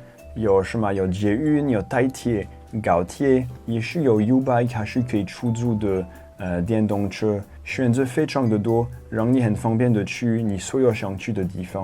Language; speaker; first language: Chinese; non-native, fluent; French